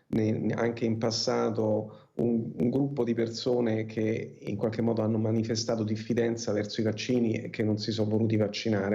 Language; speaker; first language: Italian; native; Italian